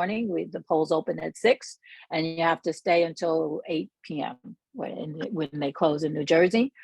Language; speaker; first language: English; native; English